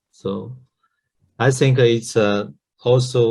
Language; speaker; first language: English; non-native, learner; Chinese